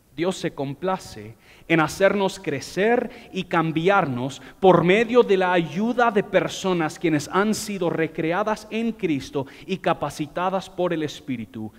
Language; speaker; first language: Spanish; non-native, fluent; English